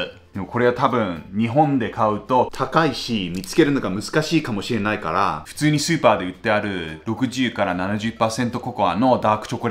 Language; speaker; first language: Japanese; non-native, fluent; English